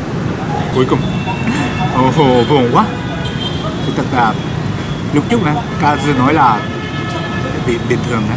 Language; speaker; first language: Vietnamese; non-native, learner; Japanese